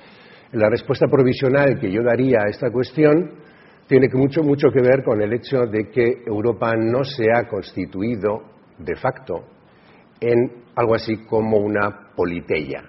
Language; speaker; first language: Spanish; native; Spanish